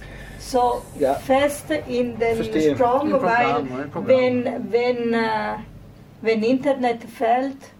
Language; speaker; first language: German; non-native, learner; Italian